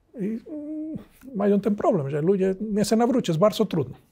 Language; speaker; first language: Polish; non-native, learner; Spanish